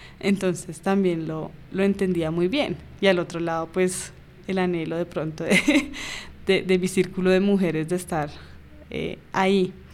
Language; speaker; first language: Spanish; native; Spanish